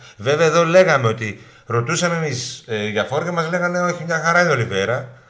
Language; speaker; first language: Greek; native; Greek